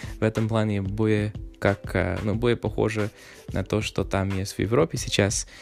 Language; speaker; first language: Russian; non-native, fluent; English